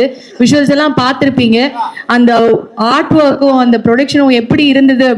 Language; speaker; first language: Tamil; native; Tamil